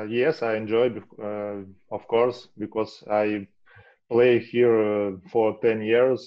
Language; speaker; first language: English; non-native, learner; Russian